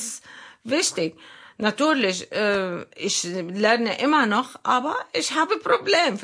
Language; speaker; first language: German; non-native, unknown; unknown